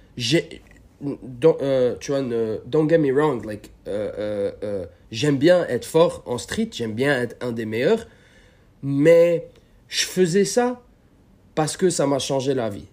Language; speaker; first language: French; non-native, local second language; Arabic